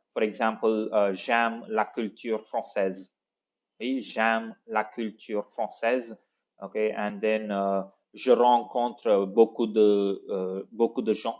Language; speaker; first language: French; non-native, fluent; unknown